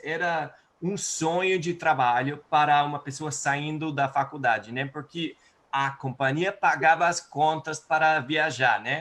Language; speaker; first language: Portuguese; non-native, fluent; English